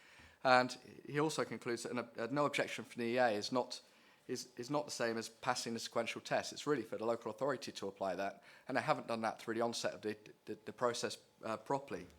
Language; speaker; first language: English; native; English